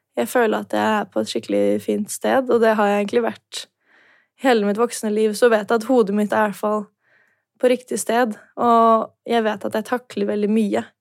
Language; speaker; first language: Norwegian; native; Norwegian